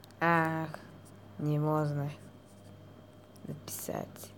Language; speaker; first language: Russian; non-native, learner; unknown